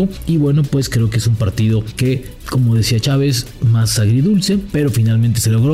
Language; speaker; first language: Spanish; native; Spanish